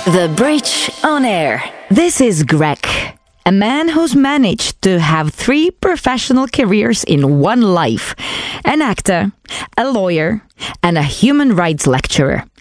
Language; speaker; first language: English; non-native, fluent; Slovak